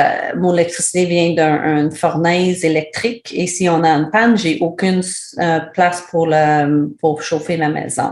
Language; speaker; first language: French; non-native, learner; English